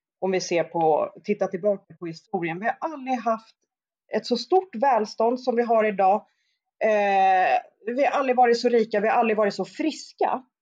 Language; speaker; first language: Swedish; native; Swedish